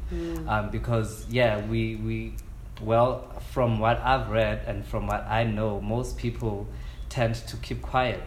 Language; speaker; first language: English; non-native, local second language; Xhosa